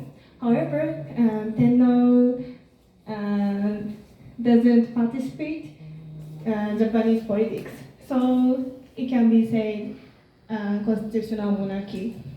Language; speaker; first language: English; non-native, learner; Japanese